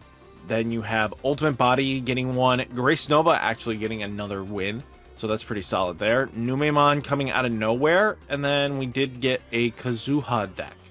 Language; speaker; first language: English; native; English